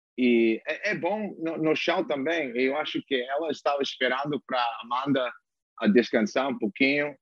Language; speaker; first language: Portuguese; non-native, learner; English